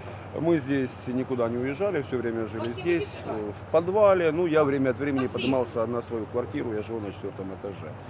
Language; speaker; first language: Russian; native; Russian